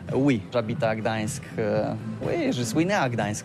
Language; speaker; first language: French; non-native, learner; Polish